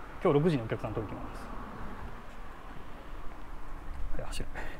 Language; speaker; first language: Japanese; native; Japanese